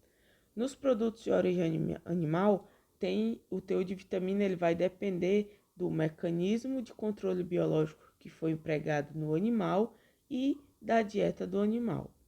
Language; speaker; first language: Portuguese; native; Portuguese